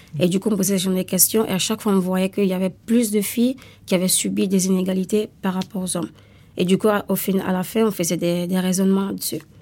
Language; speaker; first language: French; non-native, fluent; Italian